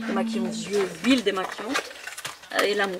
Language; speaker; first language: French; native; French